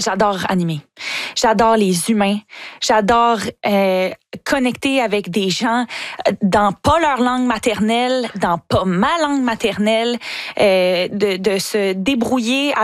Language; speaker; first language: French; native; French